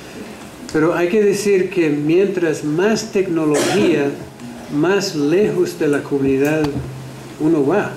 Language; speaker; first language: Spanish; non-native, fluent; English